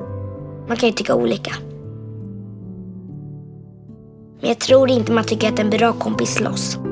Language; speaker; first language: Swedish; native; Swedish